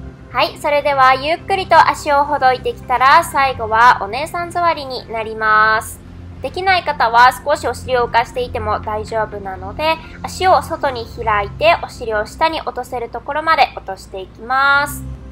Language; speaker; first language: Japanese; native; Japanese